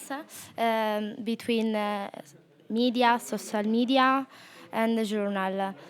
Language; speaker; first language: English; non-native, learner; Italian